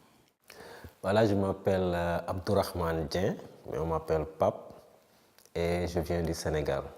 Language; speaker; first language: French; non-native, local second language; Wolof